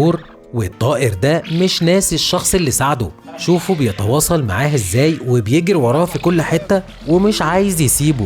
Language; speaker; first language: Arabic; native; Arabic